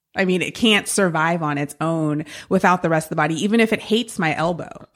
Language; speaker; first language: English; native; English